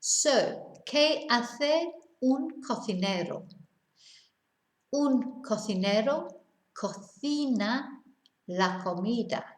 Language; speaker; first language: Spanish; non-native, fluent; English